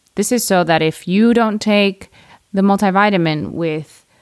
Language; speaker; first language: English; native; English